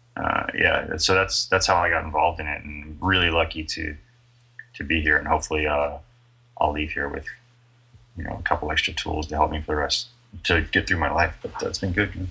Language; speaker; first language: English; native; English